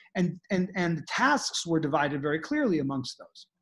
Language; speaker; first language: English; native; English